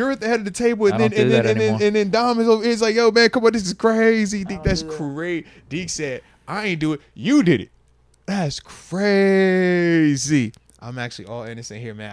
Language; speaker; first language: English; native; English